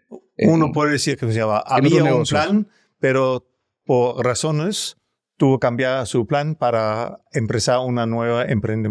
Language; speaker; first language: Spanish; non-native, learner; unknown